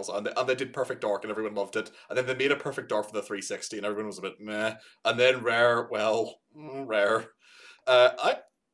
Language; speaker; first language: English; native; English